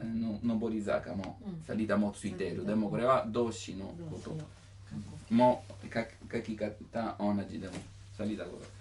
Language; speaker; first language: Japanese; non-native, learner; Italian